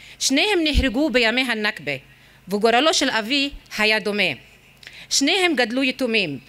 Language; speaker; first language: Hebrew; non-native, local second language; Arabic